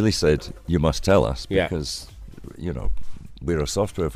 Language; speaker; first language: English; native; English